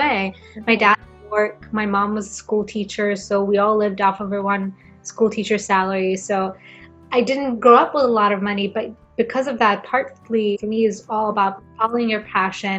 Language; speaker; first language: English; non-native, fluent; Swedish